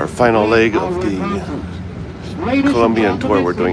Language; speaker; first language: English; native; English